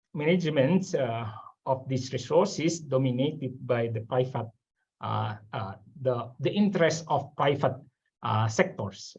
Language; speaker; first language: English; non-native, fluent; Indonesian